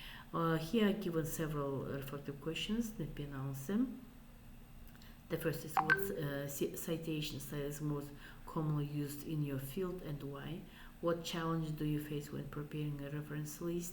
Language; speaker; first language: English; non-native, fluent; Kazakh